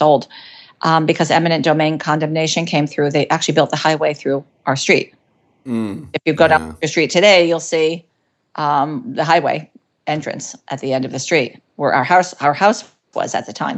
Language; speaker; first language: English; native; English